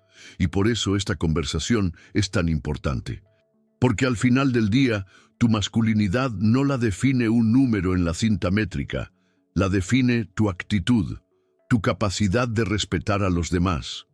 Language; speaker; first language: Spanish; native; Spanish